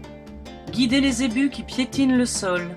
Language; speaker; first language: French; native; French